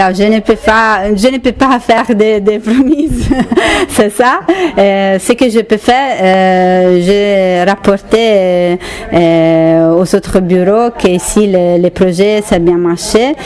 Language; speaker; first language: French; non-native, fluent; Italian